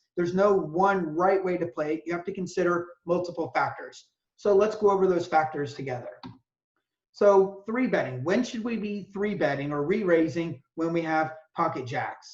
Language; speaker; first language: English; native; English